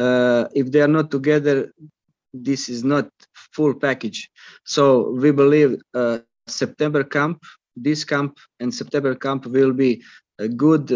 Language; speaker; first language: English; non-native, fluent; Croatian